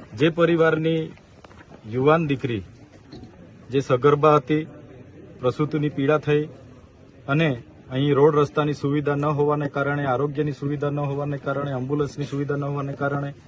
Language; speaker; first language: Gujarati; non-native, local second language; Bhili